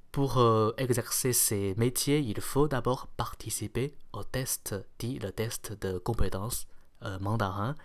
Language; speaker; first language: French; non-native, fluent; Chinese